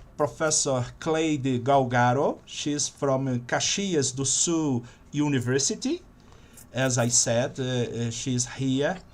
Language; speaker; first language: English; non-native, fluent; Portuguese